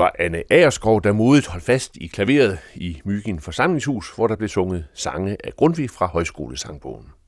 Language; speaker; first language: Danish; native; Danish